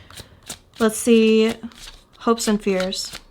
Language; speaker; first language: English; native; English